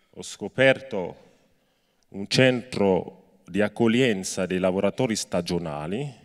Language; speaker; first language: Italian; non-native, fluent; French